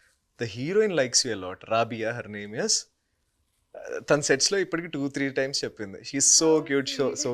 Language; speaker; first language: Telugu; native; Telugu